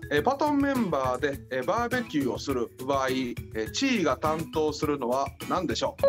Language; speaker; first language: Japanese; native; Japanese